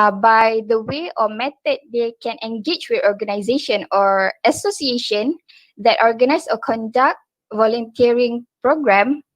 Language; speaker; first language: English; non-native, local second language; Malay